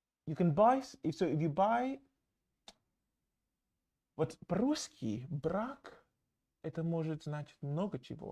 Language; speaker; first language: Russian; non-native, fluent; English